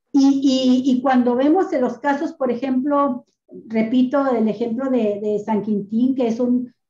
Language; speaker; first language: Spanish; native; Spanish